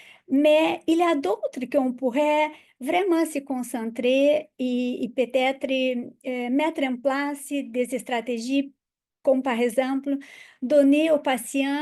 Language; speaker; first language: French; non-native, fluent; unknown